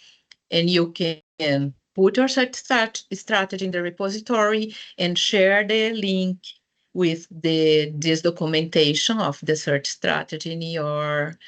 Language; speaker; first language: English; non-native, fluent; Portuguese